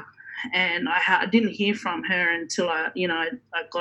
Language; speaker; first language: English; native; English